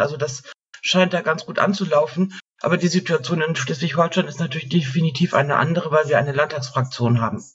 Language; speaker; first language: German; native; German